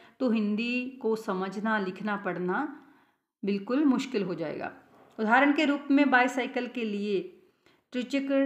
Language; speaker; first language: Hindi; non-native, local second language; Punjabi